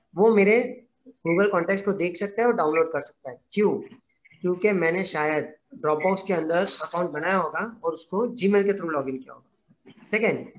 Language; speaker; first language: Hindi; non-native, local second language; Gujarati